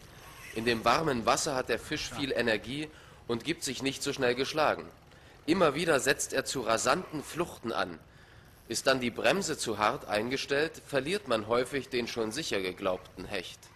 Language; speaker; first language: German; native; German